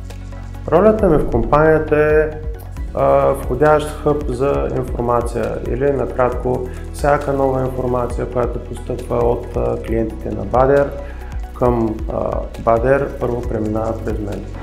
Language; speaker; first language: Bulgarian; native; Bulgarian